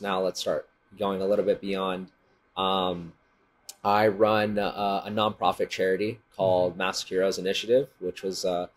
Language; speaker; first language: English; native; English